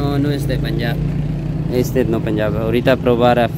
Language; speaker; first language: Spanish; non-native, learner; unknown